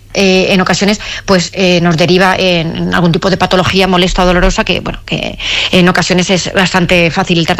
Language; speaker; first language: Spanish; native; Spanish